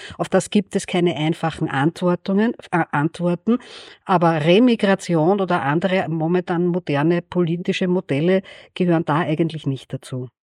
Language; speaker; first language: German; native; German